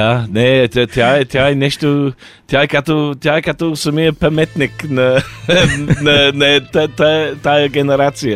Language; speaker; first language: Bulgarian; non-native, learner; English